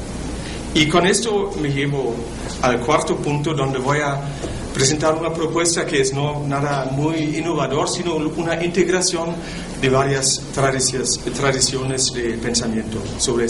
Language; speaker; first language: Spanish; non-native, fluent; German